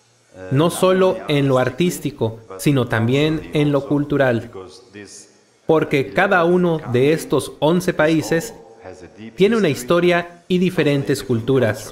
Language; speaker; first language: Spanish; non-native, fluent; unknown